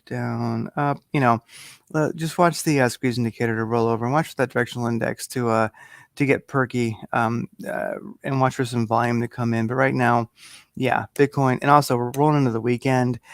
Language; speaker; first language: English; native; English